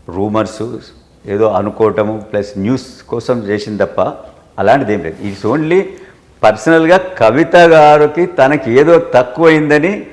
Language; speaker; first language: Telugu; native; Telugu